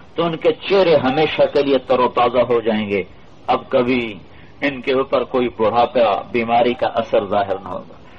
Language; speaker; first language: Urdu; non-native, local second language; Punjabi